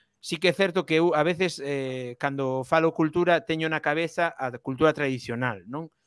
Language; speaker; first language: Galician; native; Galician